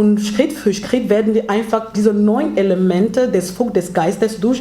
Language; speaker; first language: German; non-native, learner; French